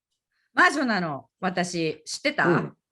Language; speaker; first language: Japanese; native; Japanese